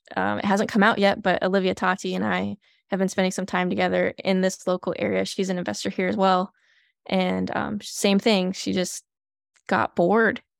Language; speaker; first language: English; native; English